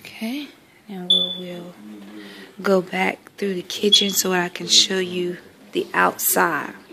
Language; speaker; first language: English; native; English